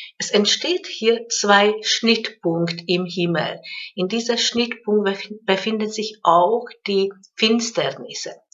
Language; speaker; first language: German; non-native, fluent; Hungarian